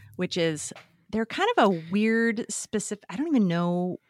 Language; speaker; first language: English; native; English